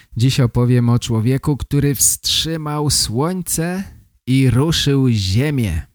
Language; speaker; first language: Polish; native; Polish